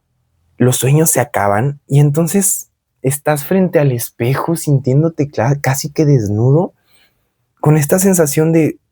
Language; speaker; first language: Spanish; native; Spanish